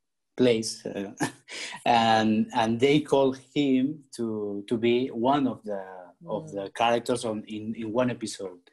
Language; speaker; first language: English; non-native, learner; Spanish